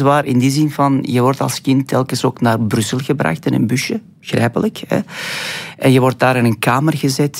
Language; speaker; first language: Dutch; non-native, fluent; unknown